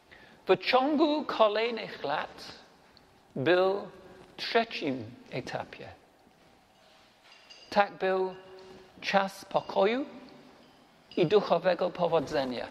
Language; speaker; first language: Polish; non-native, learner; English